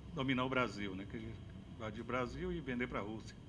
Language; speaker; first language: Portuguese; native; Portuguese